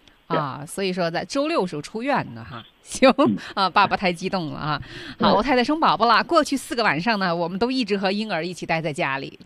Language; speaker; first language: Chinese; native; Chinese